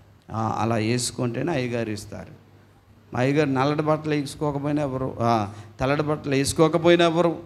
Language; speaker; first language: Telugu; native; Telugu